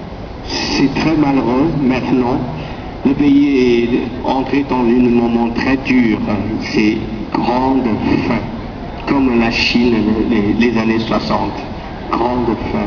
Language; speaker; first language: French; non-native, learner; Korean